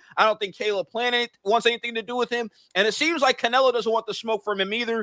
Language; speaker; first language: English; native; English